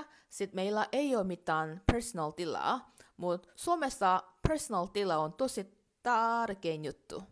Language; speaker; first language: Finnish; non-native, learner; Korean